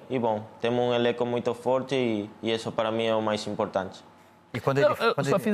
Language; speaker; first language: Portuguese; non-native, learner; Spanish